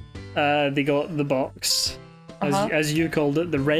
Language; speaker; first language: English; native; English